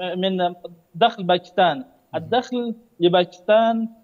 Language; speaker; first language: Arabic; non-native, fluent; Urdu